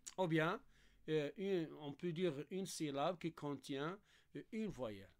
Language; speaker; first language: French; non-native, local second language; Arabic